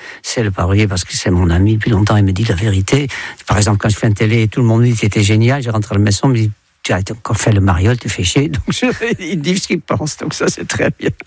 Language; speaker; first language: French; non-native, fluent; Dutch